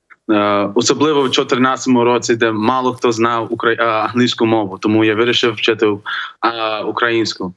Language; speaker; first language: Ukrainian; non-native, learner; English